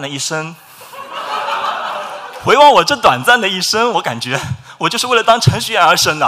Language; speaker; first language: Chinese; native; Chinese